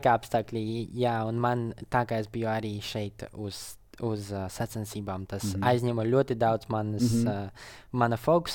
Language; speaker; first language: Latvian; non-native, local second language; Russian